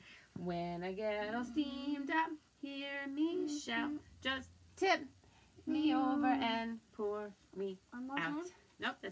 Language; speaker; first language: English; native; English